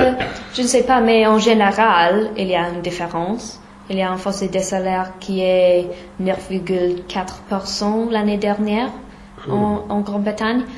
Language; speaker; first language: French; non-native, fluent; English